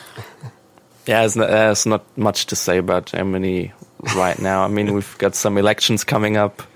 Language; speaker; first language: English; non-native, fluent; German